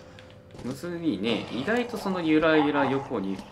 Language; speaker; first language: Japanese; native; Japanese